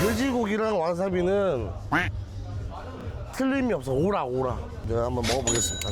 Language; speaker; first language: Korean; native; Korean